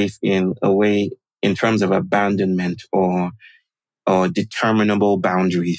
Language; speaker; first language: English; non-native, local second language; Yoruba